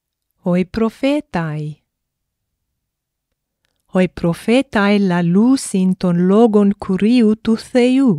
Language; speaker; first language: Greek; non-native, fluent; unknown